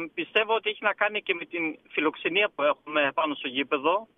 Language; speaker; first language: Greek; early bilingual, heritage; Greek